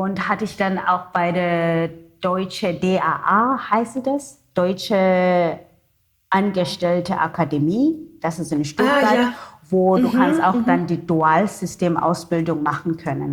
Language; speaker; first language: German; non-native, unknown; Xhosa